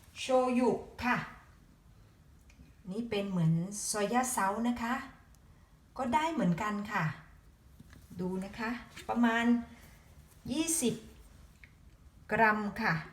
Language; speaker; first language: Thai; native; Thai